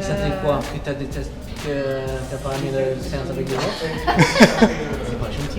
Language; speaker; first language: French; non-native, fluent; English